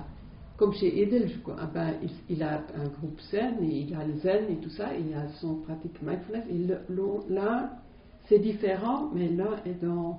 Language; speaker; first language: French; non-native, fluent; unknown